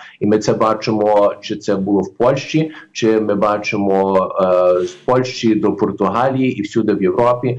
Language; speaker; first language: Ukrainian; early bilingual, heritage; Ukrainian